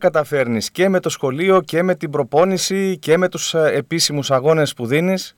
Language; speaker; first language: Greek; native; Greek